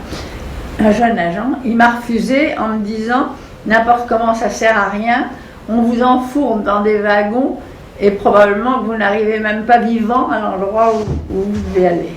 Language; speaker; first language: French; native; French